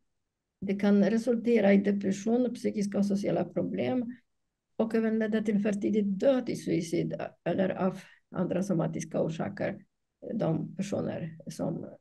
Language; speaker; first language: Swedish; non-native, fluent; Polish